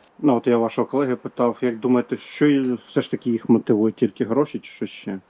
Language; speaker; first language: Ukrainian; native; Ukrainian